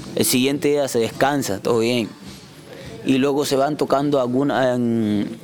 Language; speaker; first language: Spanish; native; Spanish